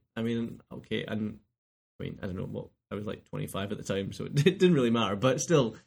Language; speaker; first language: English; native; English